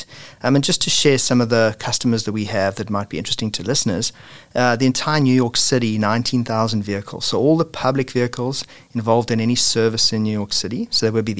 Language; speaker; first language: English; native; English